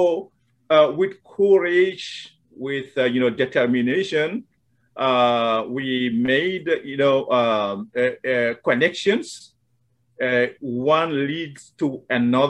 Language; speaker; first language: English; non-native, fluent; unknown